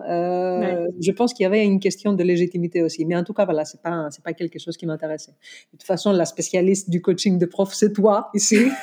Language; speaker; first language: French; non-native, fluent; Greek